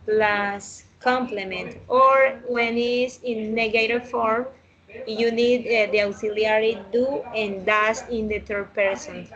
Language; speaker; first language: English; non-native, learner; Spanish